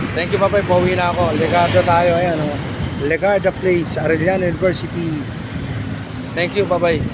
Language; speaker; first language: Filipino; native; Filipino